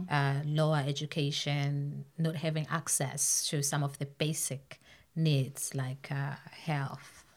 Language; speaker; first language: English; non-native, local second language; North Ndebele